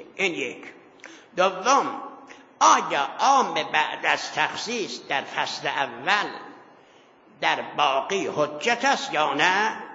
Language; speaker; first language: Persian; non-native, local second language; Azerbaijani